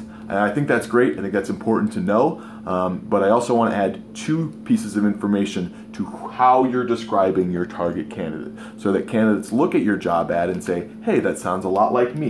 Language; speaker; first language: English; native; English